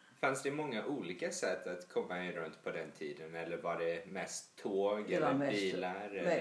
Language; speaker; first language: Swedish; early bilingual, heritage; English